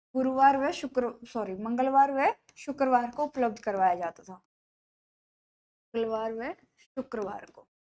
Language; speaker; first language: Hindi; native; Hindi